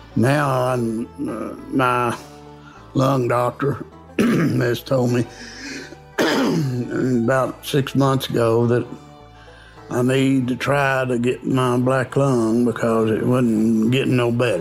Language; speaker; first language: English; native; English